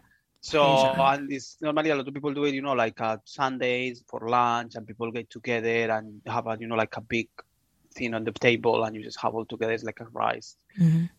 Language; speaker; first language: English; non-native, fluent; Spanish